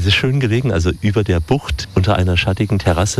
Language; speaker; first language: German; native; German